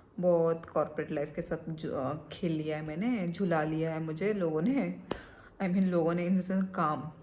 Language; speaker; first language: Hindi; non-native, local second language; Kannada